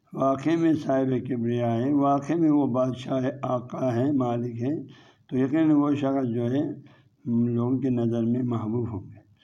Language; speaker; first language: Urdu; non-native, local second language; Balti